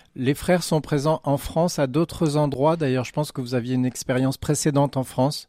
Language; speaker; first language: French; native; French